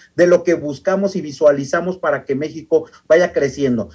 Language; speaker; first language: Spanish; native; Spanish